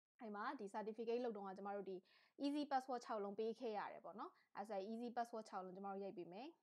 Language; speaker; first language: Burmese; native; Burmese